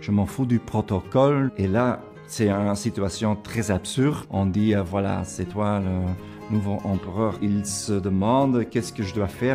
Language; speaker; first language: French; non-native, local second language; Dutch